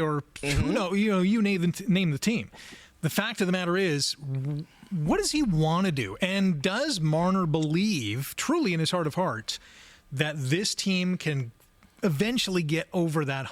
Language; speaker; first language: English; native; English